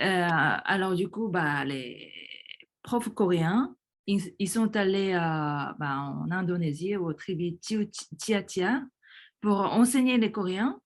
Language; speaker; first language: French; early bilingual, other home language; Korean